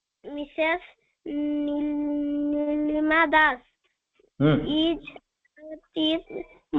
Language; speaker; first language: English; non-native, learner; Odia